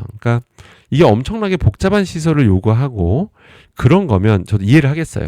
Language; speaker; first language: Korean; native; Korean